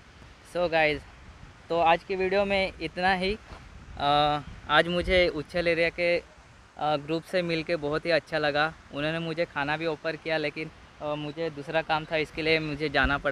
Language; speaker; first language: Hindi; non-native, local second language; Gujarati